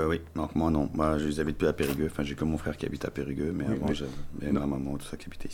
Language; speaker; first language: French; early bilingual, other home language; Arabic